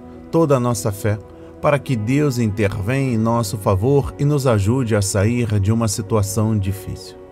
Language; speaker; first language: Portuguese; native; Portuguese